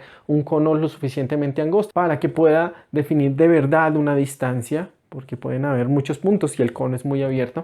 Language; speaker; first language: Spanish; native; Spanish